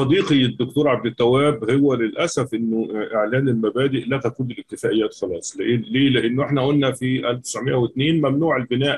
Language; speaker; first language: Arabic; native; Arabic